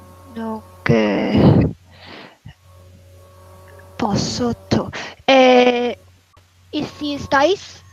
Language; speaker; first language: Spanish; non-native, learner; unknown